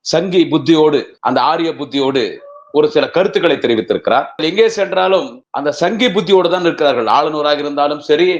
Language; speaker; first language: Tamil; native; Tamil